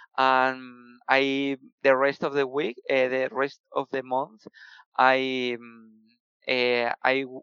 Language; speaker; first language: English; non-native, fluent; Spanish